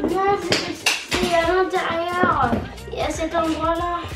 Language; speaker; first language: French; native; French